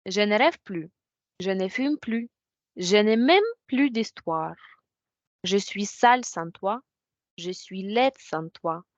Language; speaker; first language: French; non-native, fluent; Ukrainian